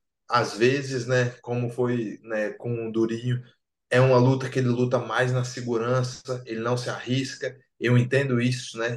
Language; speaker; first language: Portuguese; native; Portuguese